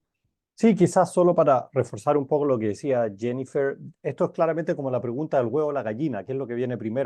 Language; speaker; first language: Spanish; native; Spanish